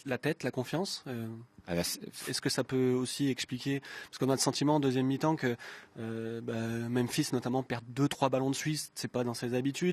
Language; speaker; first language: French; native; French